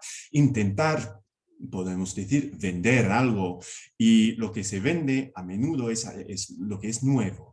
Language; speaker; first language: Spanish; non-native, fluent; English